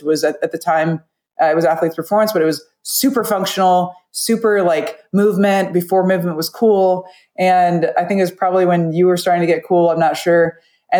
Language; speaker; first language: English; native; English